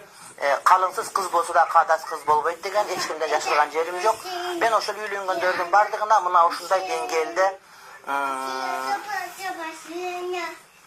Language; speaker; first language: Kyrgyz; native; Kyrgyz